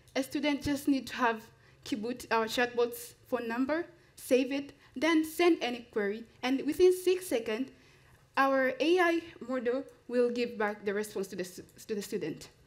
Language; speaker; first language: English; non-native, local second language; Swahili